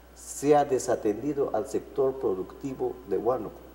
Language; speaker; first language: Spanish; native; Spanish